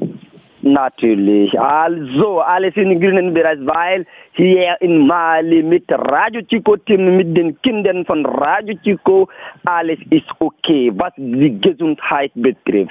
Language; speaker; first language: German; non-native, learner; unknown